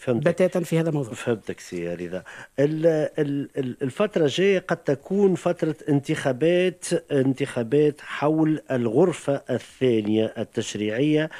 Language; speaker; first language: Arabic; native; Arabic